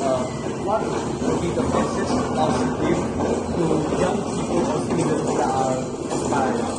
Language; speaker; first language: English; non-native, learner; Indonesian